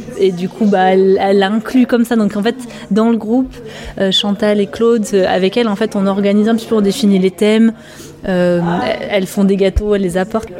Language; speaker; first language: French; native; French